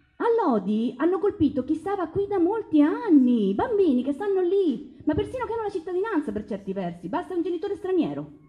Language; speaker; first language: Italian; early bilingual, other home language; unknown